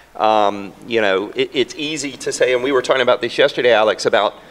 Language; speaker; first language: English; native; English